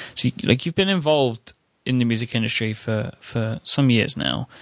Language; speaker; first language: English; native; English